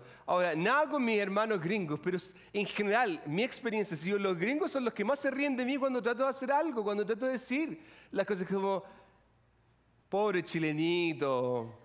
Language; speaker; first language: Spanish; native; Spanish